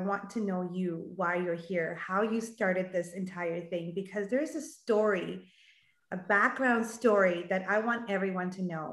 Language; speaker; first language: English; native; English